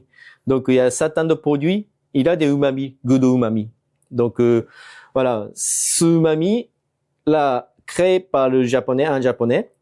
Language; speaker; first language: French; non-native, fluent; Japanese